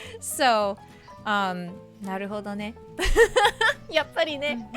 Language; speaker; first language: Japanese; non-native, learner; English